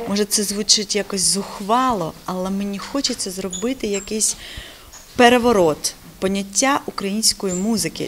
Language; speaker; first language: Ukrainian; non-native, local second language; Russian